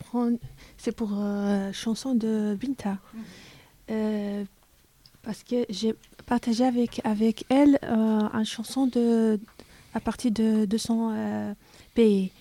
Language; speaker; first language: French; non-native, learner; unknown